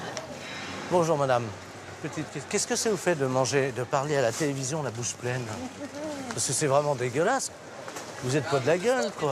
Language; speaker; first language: French; native; French